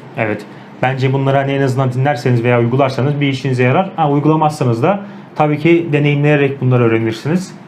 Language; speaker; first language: Turkish; native; Turkish